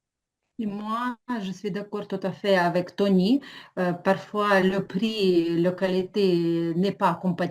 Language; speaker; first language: French; non-native, learner; Ukrainian